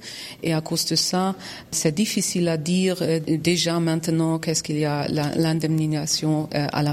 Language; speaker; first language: French; non-native, learner; German